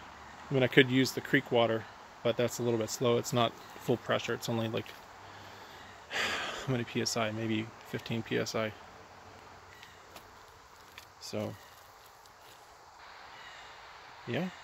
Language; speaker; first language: English; native; English